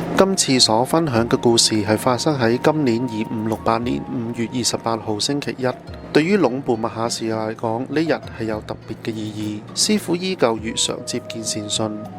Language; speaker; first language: Cantonese; non-native, fluent; Thai